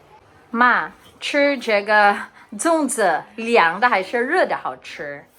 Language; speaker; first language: Chinese; non-native, learner; Filipino